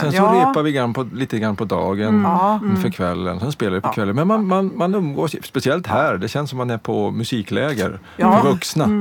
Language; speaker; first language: Swedish; native; Swedish